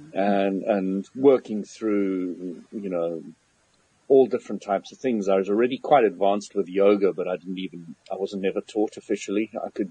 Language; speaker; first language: English; native; English